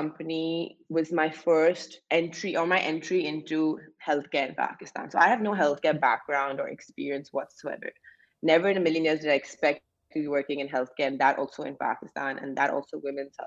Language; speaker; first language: English; non-native, local second language; Urdu